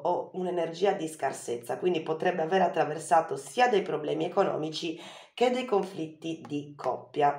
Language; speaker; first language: Italian; native; Italian